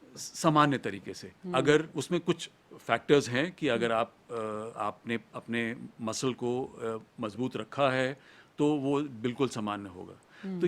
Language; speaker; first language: Hindi; native; Hindi